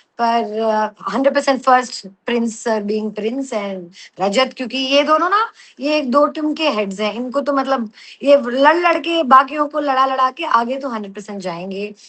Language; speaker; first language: Hindi; non-native, local second language; Telugu